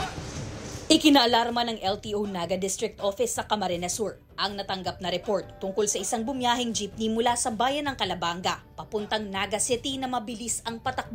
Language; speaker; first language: Filipino; non-native, local second language; Bikol